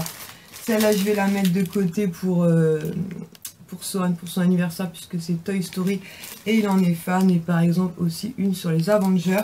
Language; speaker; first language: French; native; French